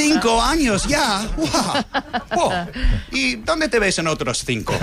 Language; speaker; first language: Spanish; non-native, fluent; English